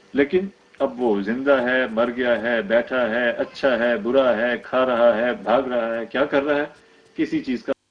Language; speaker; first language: Urdu; native; Urdu